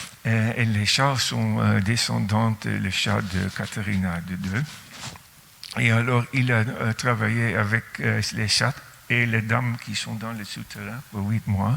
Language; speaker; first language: French; non-native, fluent; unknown